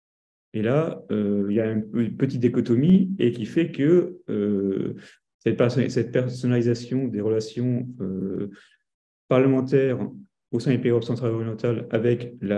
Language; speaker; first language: French; native; French